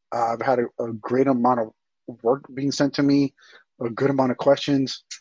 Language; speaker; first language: English; early bilingual, other home language; Spanish